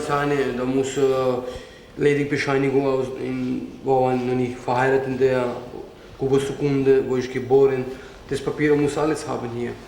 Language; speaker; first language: German; non-native, learner; Romany